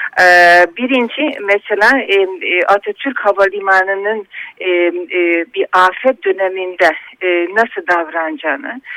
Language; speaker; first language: Turkish; non-native, fluent; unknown